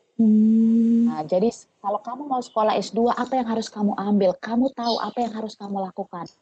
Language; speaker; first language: Indonesian; non-native, local second language; Tetum